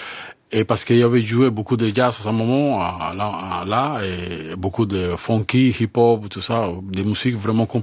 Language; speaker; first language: French; non-native, learner; Spanish